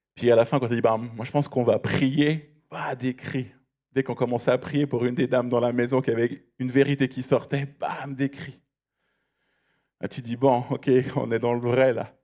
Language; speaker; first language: French; native; French